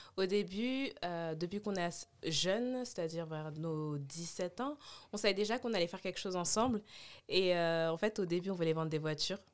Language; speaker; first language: French; native; French